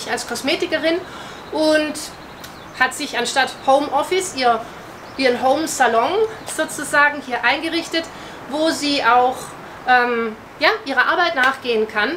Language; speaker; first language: German; native; German